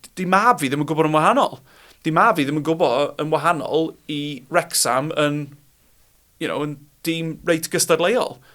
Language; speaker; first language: Welsh; non-native, local second language; English